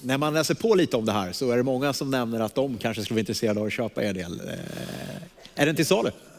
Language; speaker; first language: Swedish; native; Swedish